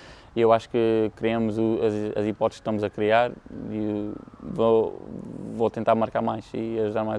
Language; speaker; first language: Portuguese; early bilingual, heritage; English